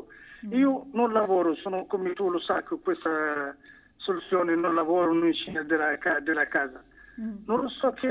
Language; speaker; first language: Italian; non-native, learner; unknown